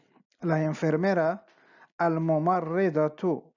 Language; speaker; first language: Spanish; non-native, fluent; Arabic